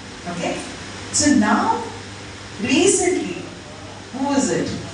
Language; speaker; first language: English; non-native, local second language; Tamil